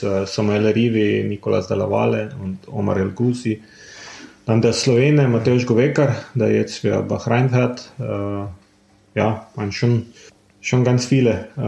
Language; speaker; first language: German; non-native, fluent; Slovenian